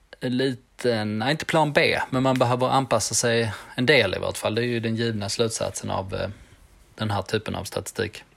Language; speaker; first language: Swedish; native; Swedish